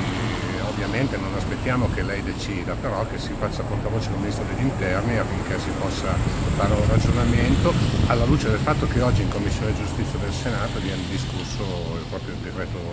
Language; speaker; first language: Italian; native; Italian